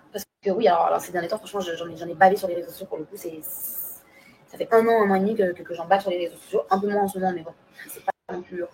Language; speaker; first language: French; native; French